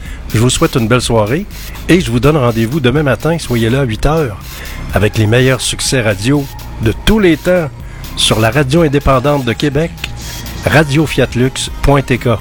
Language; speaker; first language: French; native; French